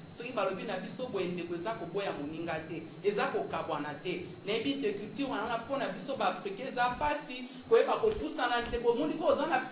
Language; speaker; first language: Lingala; native; Lingala